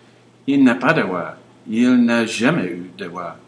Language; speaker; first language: French; non-native, learner; English